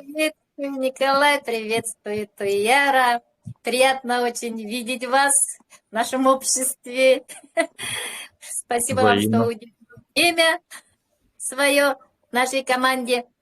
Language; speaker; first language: Russian; native; Russian